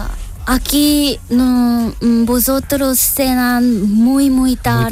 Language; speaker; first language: Spanish; non-native, learner; Korean